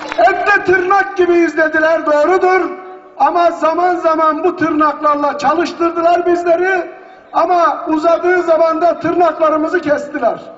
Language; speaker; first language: Turkish; native; Turkish